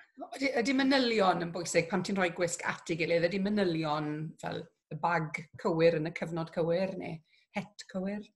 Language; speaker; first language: Welsh; native; Welsh